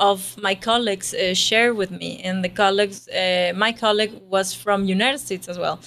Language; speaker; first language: English; non-native, learner; Spanish